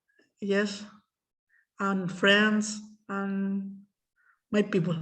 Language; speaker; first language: English; non-native, learner; Spanish